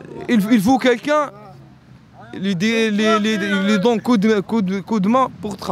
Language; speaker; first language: French; non-native, learner; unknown